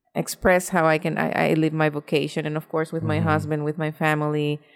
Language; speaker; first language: English; non-native, fluent; Spanish